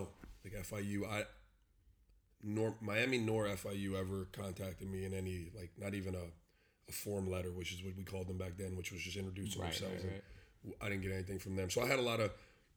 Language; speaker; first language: English; native; English